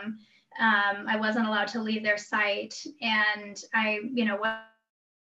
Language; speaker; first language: English; native; English